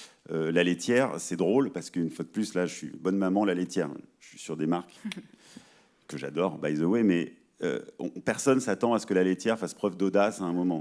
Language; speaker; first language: French; native; French